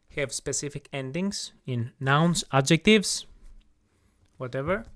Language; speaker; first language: English; non-native, fluent; Greek